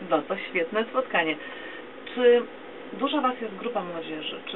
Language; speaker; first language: Polish; native; Polish